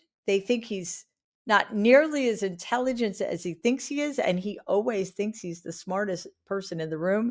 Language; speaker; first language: English; native; English